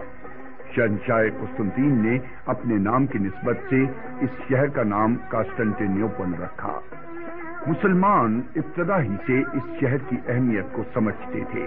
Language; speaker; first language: Urdu; native; Urdu